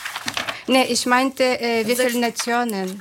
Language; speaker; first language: German; non-native, fluent; Ukrainian